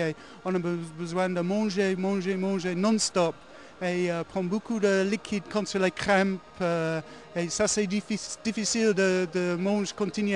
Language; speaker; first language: French; non-native, learner; English